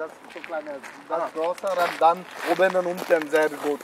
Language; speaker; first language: German; non-native, learner; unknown